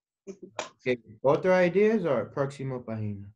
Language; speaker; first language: Spanish; non-native, learner; English